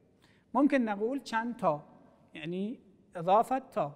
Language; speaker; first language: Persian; non-native, fluent; Arabic